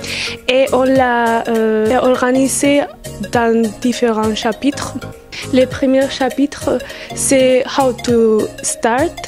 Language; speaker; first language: French; non-native, learner; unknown